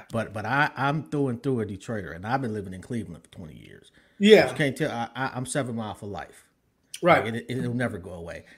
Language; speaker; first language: English; native; English